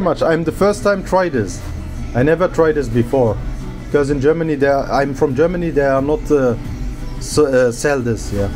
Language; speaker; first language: English; non-native, learner; German